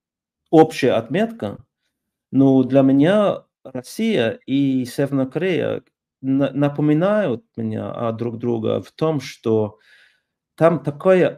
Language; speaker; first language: Russian; non-native, fluent; Norwegian